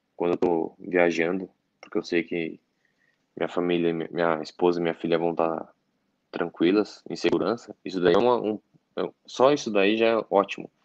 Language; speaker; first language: Portuguese; native; Portuguese